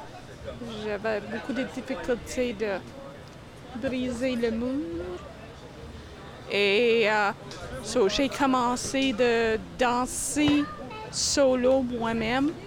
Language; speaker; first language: French; non-native, local second language; English